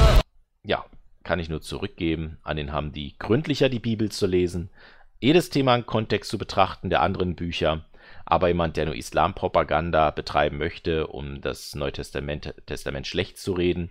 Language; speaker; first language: German; native; German